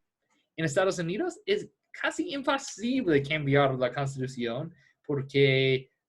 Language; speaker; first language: Spanish; non-native, fluent; English